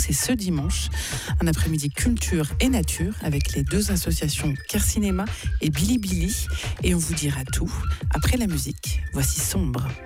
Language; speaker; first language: French; native; French